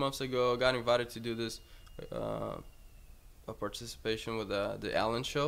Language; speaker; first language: English; non-native, fluent; Portuguese